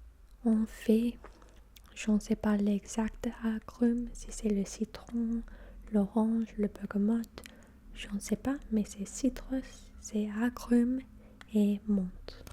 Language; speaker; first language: French; non-native, fluent; English